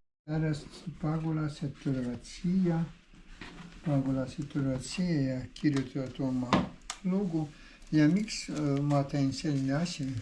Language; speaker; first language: Estonian; non-native, learner; Ukrainian